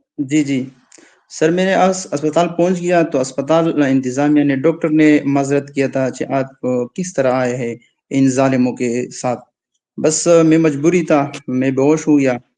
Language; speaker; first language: Urdu; non-native, local second language; Pashto